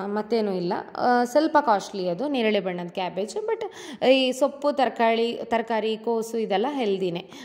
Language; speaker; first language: Kannada; native; Kannada